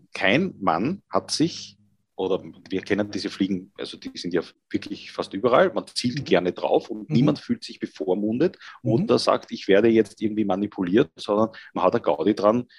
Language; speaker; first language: German; native; German